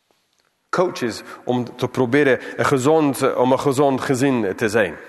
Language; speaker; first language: Dutch; non-native, fluent; English